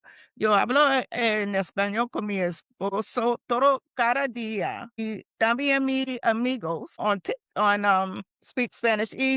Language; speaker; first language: Spanish; non-native, learner; English